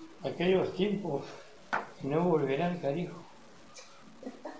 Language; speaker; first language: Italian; non-native, learner; Spanish